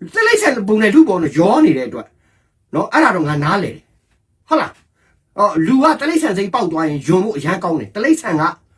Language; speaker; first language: Burmese; native; Burmese